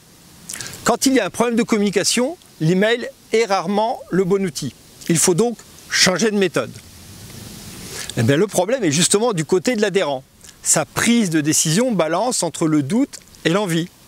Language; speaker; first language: French; native; French